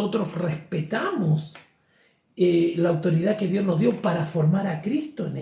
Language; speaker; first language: Spanish; native; Spanish